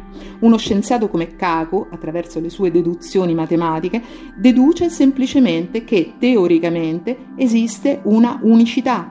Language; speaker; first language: Italian; native; Italian